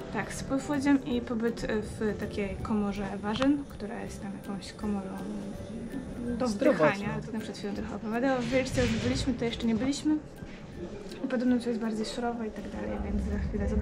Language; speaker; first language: Polish; native; Polish